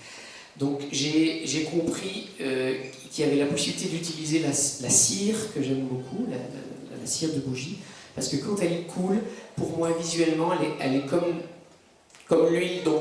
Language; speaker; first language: French; native; French